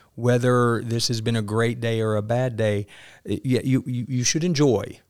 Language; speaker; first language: English; native; English